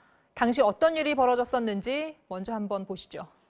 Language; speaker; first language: Korean; native; Korean